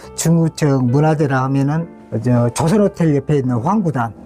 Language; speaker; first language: Korean; native; Korean